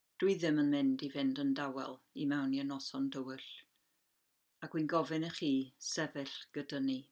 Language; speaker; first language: Welsh; non-native, local second language; English